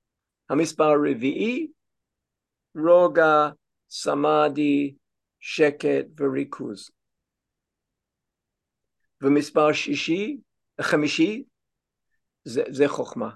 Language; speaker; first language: Hebrew; non-native, fluent; English